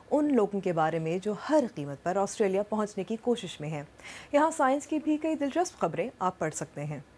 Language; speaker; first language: Urdu; native; Urdu